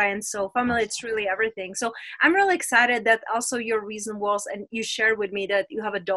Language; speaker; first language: English; non-native, fluent; Czech